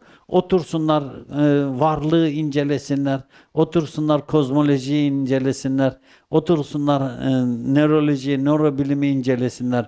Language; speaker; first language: Turkish; native; Turkish